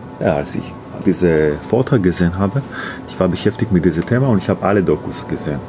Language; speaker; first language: German; non-native, learner; Hebrew